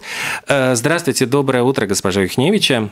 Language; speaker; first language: Russian; native; Russian